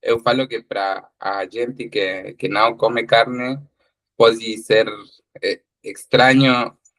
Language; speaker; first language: Portuguese; non-native, learner; Spanish